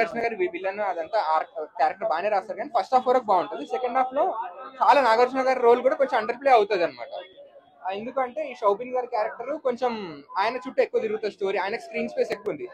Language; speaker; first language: Telugu; native; Telugu